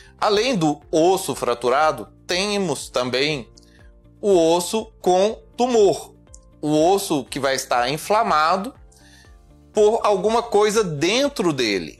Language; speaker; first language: Portuguese; native; Portuguese